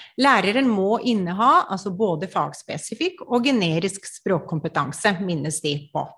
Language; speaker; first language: Norwegian; non-native, fluent; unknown